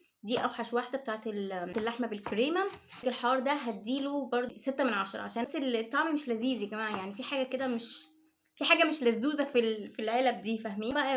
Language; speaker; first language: Arabic; native; Arabic